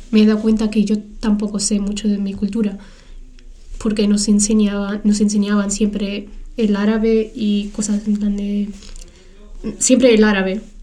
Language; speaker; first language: Spanish; early bilingual, other home language; Tachelhit